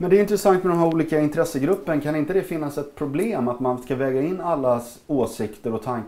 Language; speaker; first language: Swedish; native; Swedish